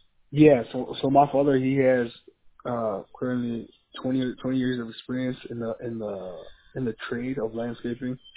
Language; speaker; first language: English; early bilingual, other home language; Spanish